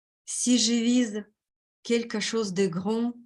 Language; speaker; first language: French; non-native, fluent; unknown